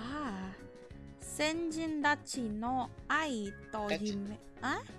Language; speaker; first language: Japanese; non-native, learner; English